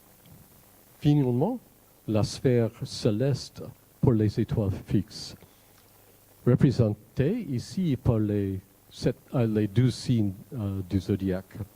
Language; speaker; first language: French; non-native, fluent; English